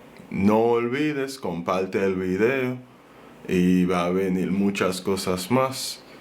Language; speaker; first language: Spanish; non-native, fluent; Haitian Creole